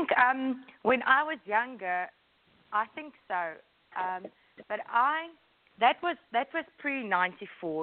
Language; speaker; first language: English; native; English